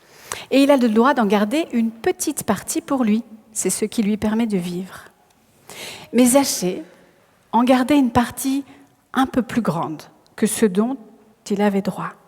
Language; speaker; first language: French; native; French